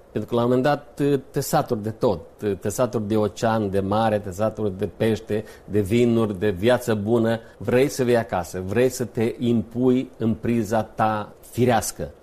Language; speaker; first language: Romanian; native; Romanian